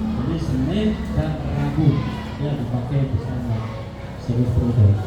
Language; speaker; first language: Indonesian; native; Indonesian